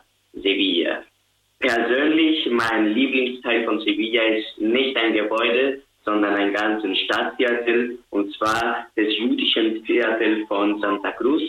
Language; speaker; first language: German; non-native, fluent; Spanish